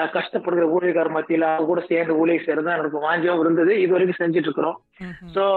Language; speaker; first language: Tamil; native; Tamil